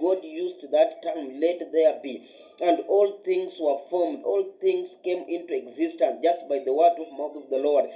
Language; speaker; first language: English; non-native, local second language; Swahili